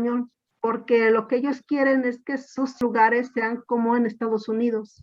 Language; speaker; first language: Spanish; native; Spanish